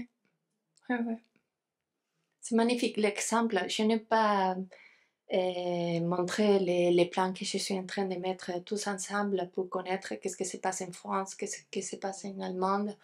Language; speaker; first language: French; non-native, fluent; Spanish